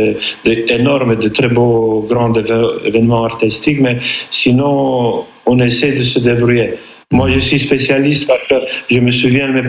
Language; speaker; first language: French; non-native, fluent; Romanian